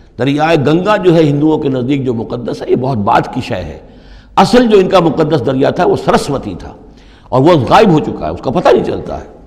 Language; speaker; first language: Urdu; native; Urdu